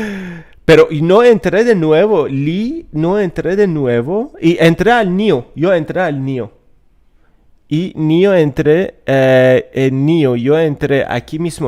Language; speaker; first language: Spanish; non-native, fluent; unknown